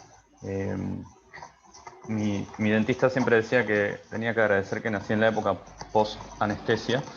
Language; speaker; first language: Spanish; native; Spanish